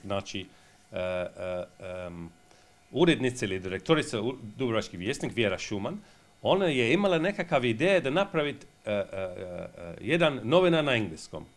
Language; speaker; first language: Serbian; non-native, fluent; English